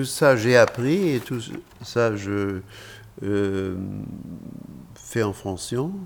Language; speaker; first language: French; non-native, fluent; German